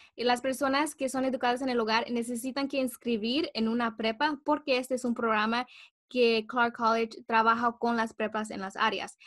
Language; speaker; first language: Spanish; early bilingual, heritage; Spanish